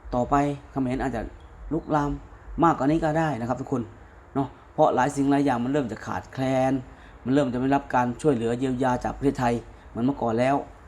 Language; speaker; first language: Thai; native; Thai